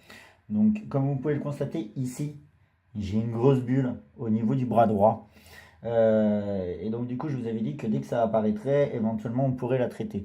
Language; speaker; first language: French; native; French